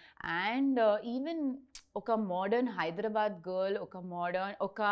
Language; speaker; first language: Telugu; non-native, learner; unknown